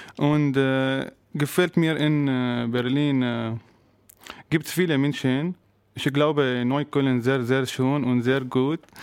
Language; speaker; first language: German; non-native, learner; Arabic